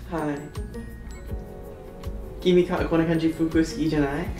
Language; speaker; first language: Japanese; non-native, learner; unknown